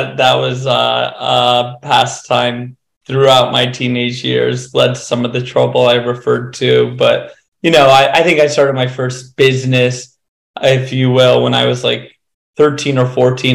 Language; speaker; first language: English; native; English